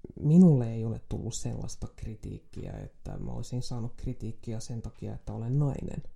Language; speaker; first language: Finnish; non-native, local second language; Swedish